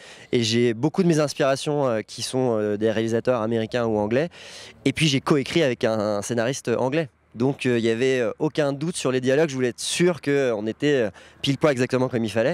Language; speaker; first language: French; native; French